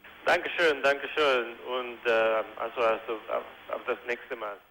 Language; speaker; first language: German; non-native, fluent; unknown